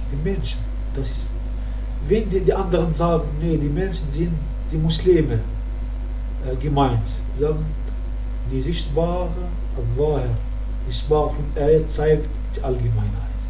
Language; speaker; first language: German; non-native, learner; Arabic